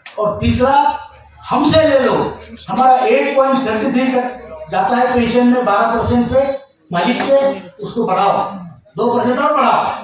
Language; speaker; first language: Hindi; non-native, local second language; Marathi